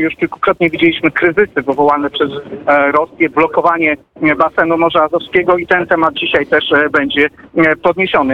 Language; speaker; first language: Polish; native; Polish